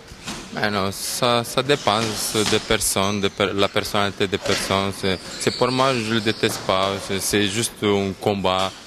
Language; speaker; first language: French; non-native, fluent; Romanian